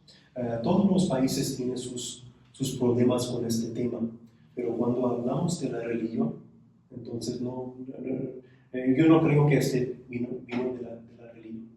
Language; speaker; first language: Spanish; non-native, fluent; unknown